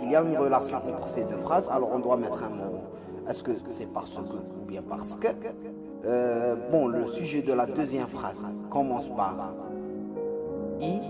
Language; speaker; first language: French; non-native, local second language; Arabic